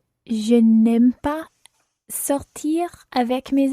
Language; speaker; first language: French; non-native, learner; English